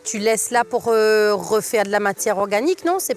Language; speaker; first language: French; native; French